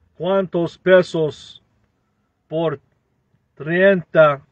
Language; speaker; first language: Spanish; non-native, learner; English